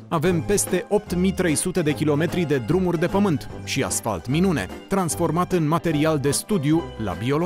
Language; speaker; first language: Romanian; native; Romanian